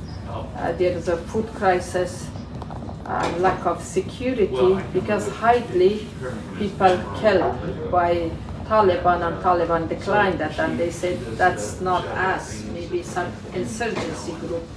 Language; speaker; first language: English; non-native, learner; Persian